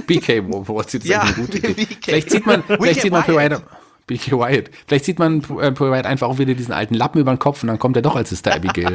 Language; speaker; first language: German; native; German